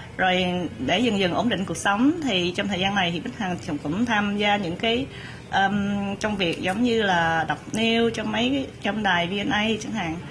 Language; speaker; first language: Vietnamese; native; Vietnamese